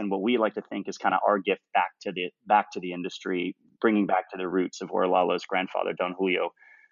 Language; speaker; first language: English; native; English